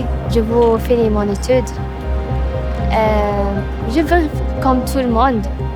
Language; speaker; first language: French; non-native, learner; Arabic